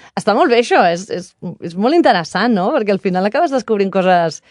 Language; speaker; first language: Catalan; native; Catalan